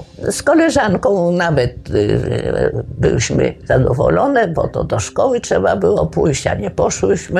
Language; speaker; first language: Polish; native; Polish